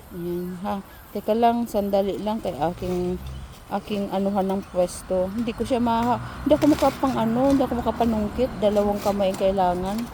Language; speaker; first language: Filipino; non-native, local second language; Hiligaynon